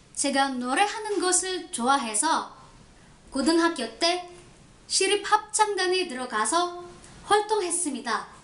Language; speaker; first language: Korean; non-native, learner; Indonesian